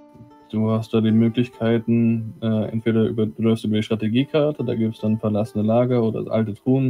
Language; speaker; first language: German; native; German